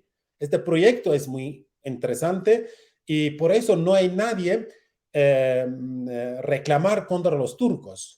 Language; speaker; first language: Spanish; non-native, learner; Kurdish